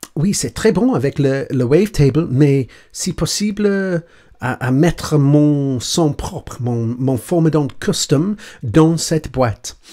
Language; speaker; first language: French; non-native, learner; English